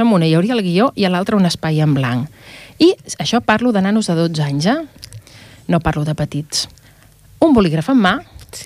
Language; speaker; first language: Catalan; native; Catalan